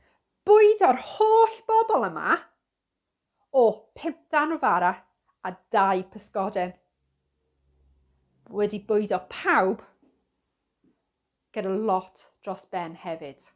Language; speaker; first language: Welsh; non-native, fluent; English